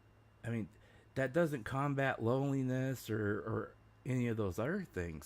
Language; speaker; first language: English; native; English